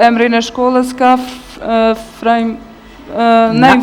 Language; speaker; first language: Albanian; non-native, learner; Bosnian